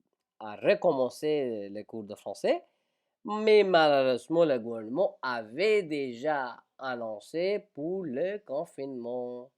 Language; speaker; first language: French; non-native, fluent; Hindi